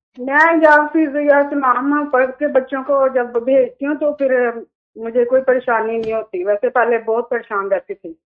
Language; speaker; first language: Urdu; native; Urdu